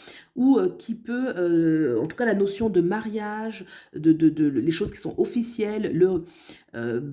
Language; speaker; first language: French; native; French